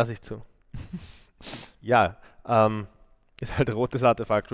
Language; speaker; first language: German; native; German